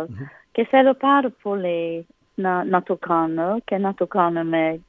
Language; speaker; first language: Greek; non-native, learner; English